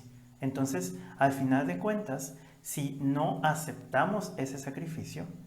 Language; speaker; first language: Spanish; native; Spanish